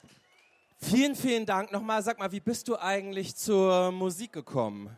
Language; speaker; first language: German; native; German